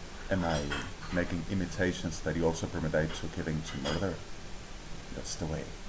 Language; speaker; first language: English; non-native, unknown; Spanish